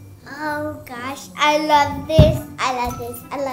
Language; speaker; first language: English; early bilingual, heritage; Indonesian